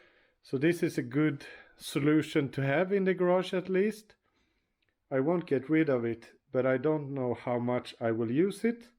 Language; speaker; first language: English; non-native, fluent; Swedish